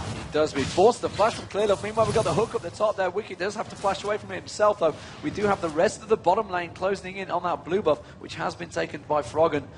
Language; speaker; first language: English; native; English